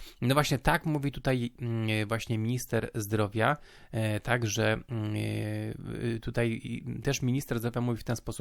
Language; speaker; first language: Polish; native; Polish